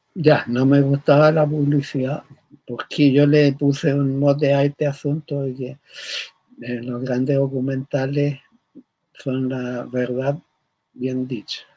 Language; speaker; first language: Spanish; early bilingual, other home language; German